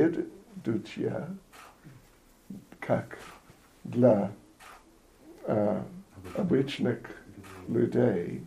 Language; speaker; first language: Russian; non-native, learner; English